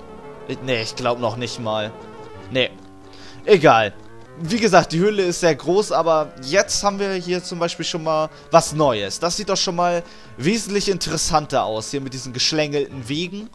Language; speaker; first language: German; native; German